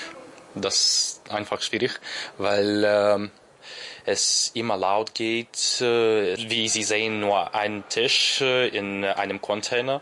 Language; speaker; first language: German; non-native, learner; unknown